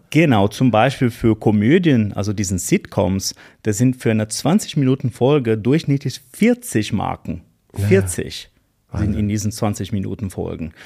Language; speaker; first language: German; non-native, fluent; Portuguese